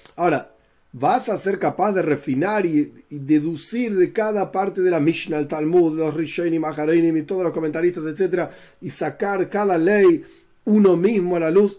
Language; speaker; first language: Spanish; native; Spanish